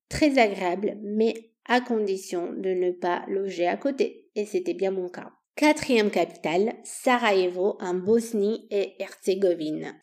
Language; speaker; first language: French; non-native, fluent; Romanian